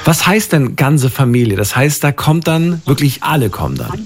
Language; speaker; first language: German; native; German